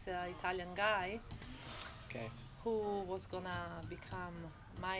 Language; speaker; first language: English; non-native, fluent; Italian